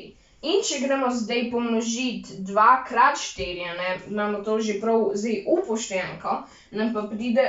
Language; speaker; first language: Slovenian; native; Slovenian